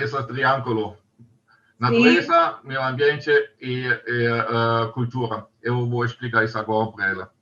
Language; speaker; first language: Portuguese; non-native, learner; German